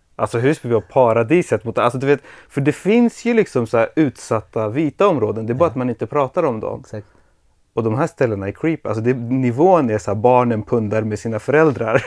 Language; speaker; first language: Swedish; early bilingual, other home language; Persian